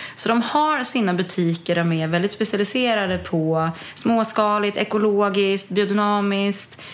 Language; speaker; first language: Swedish; early bilingual, other home language; German